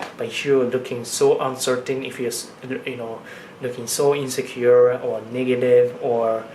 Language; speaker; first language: English; non-native, fluent; Japanese